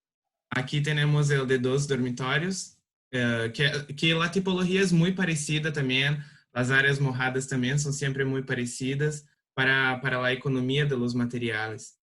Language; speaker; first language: Spanish; non-native, learner; Portuguese